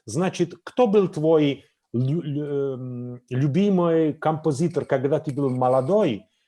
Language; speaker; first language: Russian; non-native, fluent; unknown